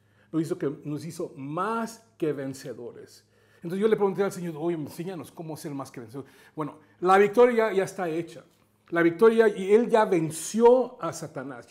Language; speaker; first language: Spanish; native; Spanish